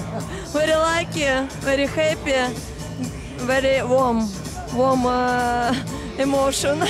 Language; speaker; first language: English; non-native, learner; Russian